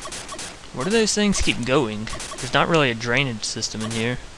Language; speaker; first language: English; native; English